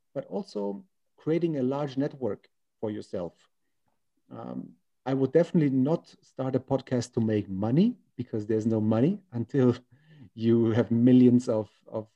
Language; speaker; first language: English; non-native, fluent; German